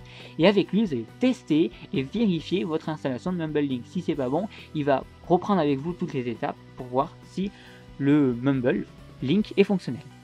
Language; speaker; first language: French; native; French